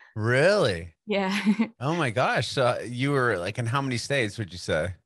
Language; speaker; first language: English; native; English